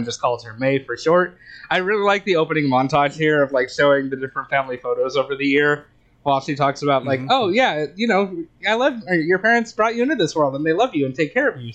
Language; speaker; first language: English; native; English